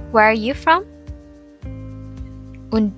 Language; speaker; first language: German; non-native, fluent; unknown